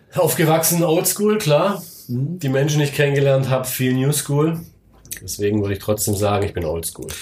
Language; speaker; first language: German; native; German